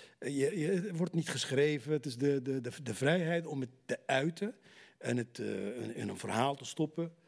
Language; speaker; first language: Dutch; non-native, fluent; Arabic